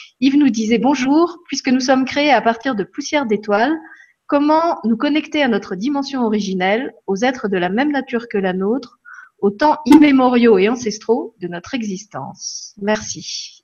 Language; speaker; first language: French; native; French